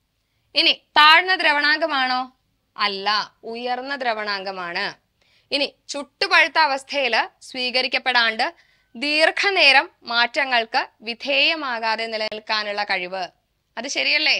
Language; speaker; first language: Malayalam; native; Malayalam